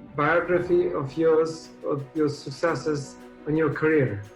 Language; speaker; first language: English; non-native, fluent; Albanian